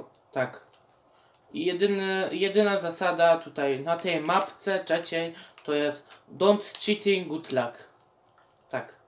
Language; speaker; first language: Polish; native; Polish